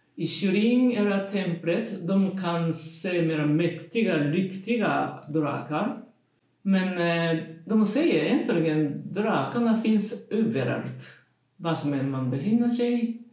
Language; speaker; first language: Swedish; non-native, learner; Japanese